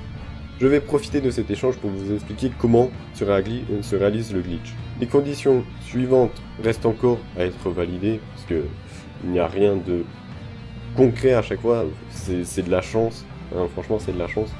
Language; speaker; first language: French; native; French